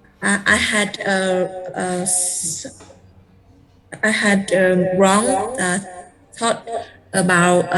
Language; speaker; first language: English; non-native, learner; Vietnamese